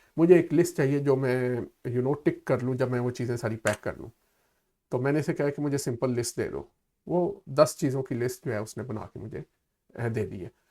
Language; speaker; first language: Urdu; native; Urdu